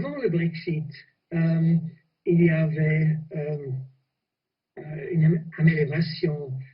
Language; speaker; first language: French; non-native, fluent; English